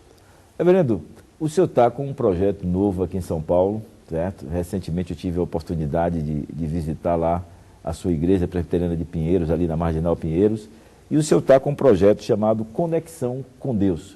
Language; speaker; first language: Portuguese; native; Portuguese